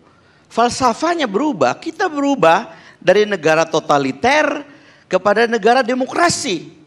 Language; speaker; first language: Indonesian; native; Indonesian